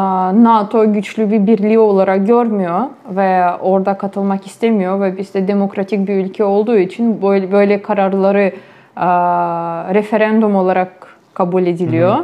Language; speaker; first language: Turkish; non-native, fluent; Ukrainian